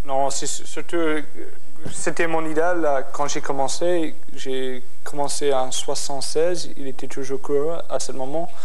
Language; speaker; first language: French; non-native, fluent; English